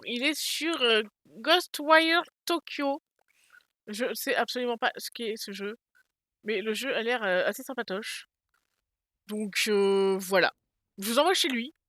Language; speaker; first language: French; native; French